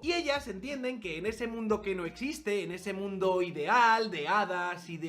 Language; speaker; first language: Spanish; native; Spanish